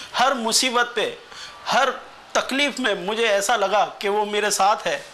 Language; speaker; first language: Hindi; non-native, local second language; Sindhi